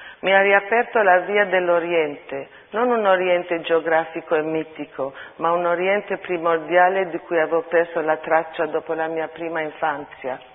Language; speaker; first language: Italian; early bilingual, other home language; Armenian